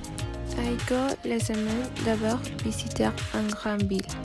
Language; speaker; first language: French; non-native, learner; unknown